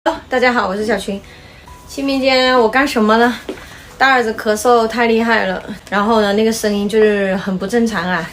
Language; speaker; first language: Chinese; native; Chinese